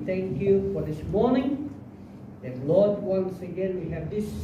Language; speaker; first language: English; non-native, local second language; Malay